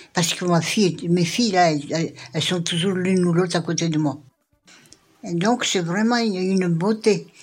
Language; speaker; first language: French; non-native, local second language; Malagasy